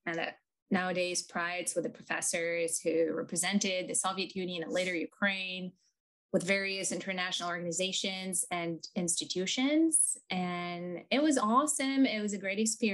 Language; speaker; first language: English; non-native, fluent; Ukrainian